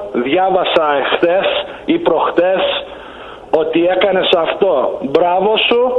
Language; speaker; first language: Greek; early bilingual, heritage; Greek